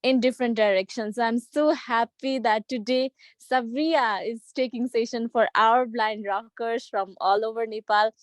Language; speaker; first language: English; non-native, local second language; Nepali